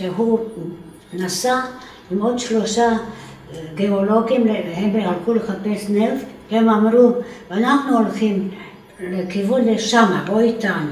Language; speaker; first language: Hebrew; non-native, fluent; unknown